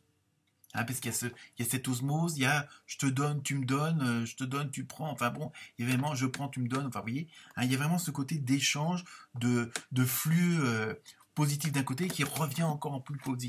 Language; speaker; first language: French; native; French